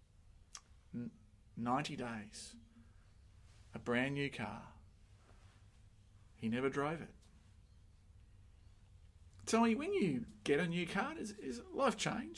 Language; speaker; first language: English; native; English